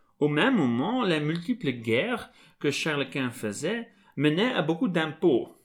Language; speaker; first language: French; non-native, local second language; Dutch